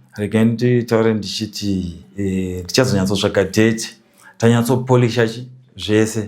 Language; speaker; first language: Shona; native; Shona